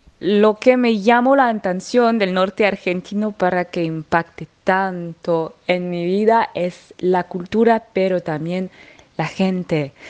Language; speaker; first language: Spanish; non-native, fluent; French